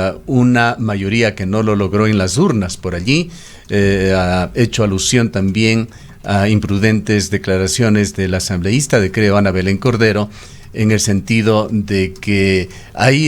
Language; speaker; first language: Spanish; native; Spanish